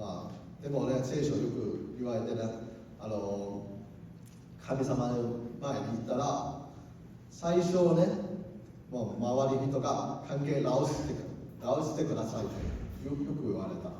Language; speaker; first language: Japanese; non-native, learner; Cantonese